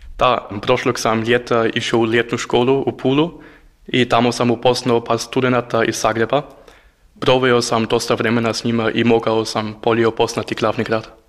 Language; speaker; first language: Croatian; non-native, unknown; German